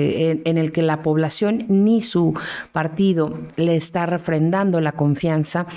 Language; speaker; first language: Spanish; native; Spanish